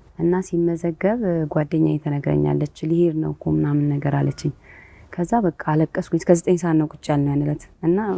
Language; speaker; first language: Amharic; non-native, local second language; Oromo